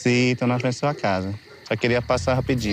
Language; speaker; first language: Portuguese; non-native, learner; English